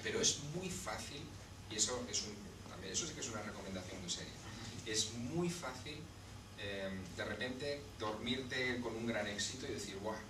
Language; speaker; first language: Spanish; native; Spanish